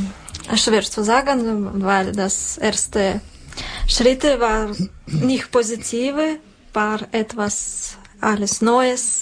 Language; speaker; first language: German; non-native, learner; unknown